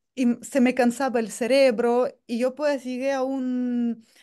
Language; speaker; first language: Spanish; non-native, fluent; Russian